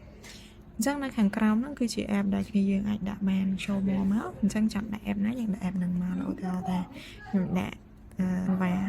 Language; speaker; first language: Khmer; native; Khmer